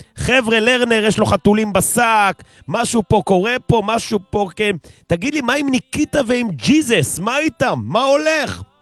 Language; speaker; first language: Hebrew; native; Hebrew